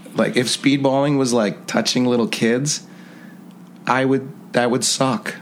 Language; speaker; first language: English; native; English